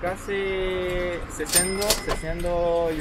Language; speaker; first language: Spanish; non-native, learner; Chinese